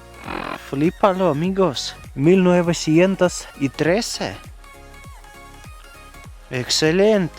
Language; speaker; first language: Spanish; non-native, learner; Russian